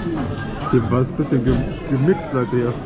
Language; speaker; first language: German; native; German